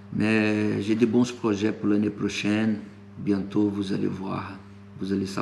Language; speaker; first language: French; non-native, fluent; Portuguese